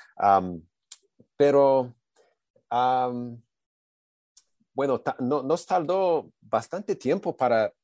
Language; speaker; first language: Spanish; non-native, learner; English